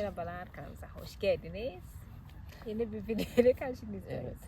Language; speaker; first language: Turkish; non-native, fluent; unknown